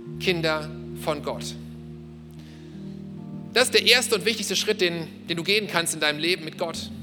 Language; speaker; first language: German; native; German